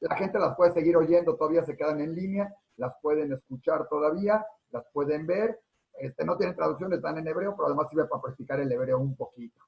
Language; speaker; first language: Spanish; native; Spanish